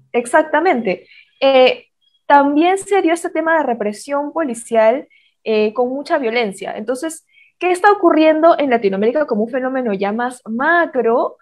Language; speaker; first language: Spanish; native; Spanish